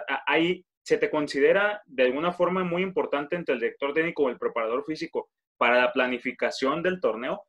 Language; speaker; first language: Spanish; native; Spanish